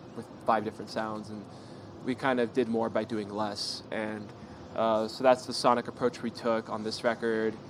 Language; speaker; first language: English; native; English